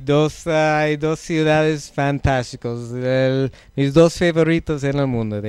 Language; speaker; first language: Spanish; non-native, learner; English